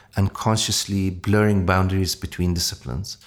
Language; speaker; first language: English; non-native, fluent; Arabic